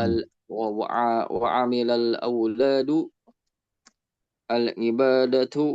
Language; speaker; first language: Arabic; non-native, learner; Indonesian